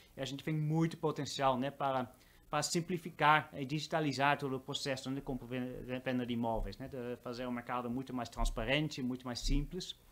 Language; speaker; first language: Portuguese; non-native, fluent; Dutch